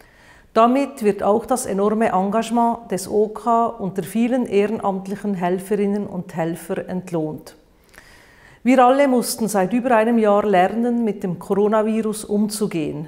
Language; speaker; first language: German; native; German